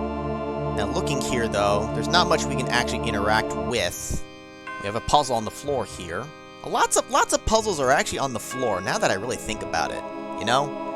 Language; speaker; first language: English; native; English